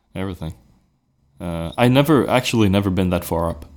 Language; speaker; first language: English; non-native, fluent; Swedish